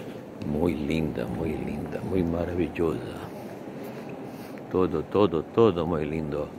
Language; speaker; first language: Spanish; non-native, learner; Portuguese